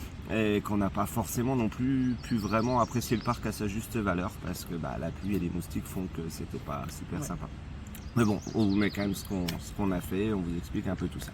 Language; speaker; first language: French; native; French